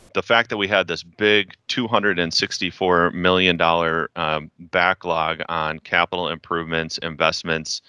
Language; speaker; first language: English; native; English